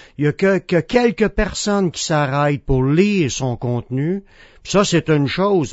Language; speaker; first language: French; native; French